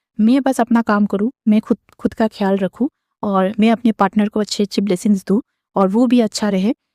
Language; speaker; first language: Hindi; non-native, local second language; Bangla